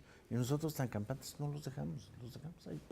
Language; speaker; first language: Spanish; native; Spanish